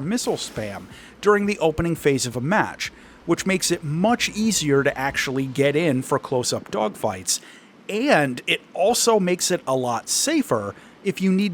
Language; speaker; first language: English; native; English